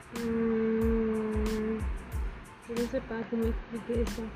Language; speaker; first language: French; non-native, learner; Spanish